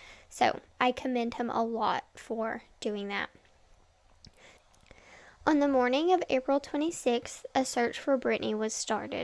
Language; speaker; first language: English; native; English